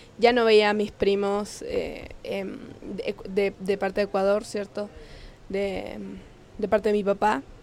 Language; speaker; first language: Spanish; native; Spanish